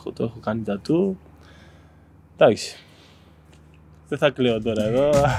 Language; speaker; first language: Greek; non-native, fluent; Spanish